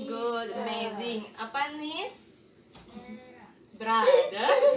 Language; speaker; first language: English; non-native, learner; Indonesian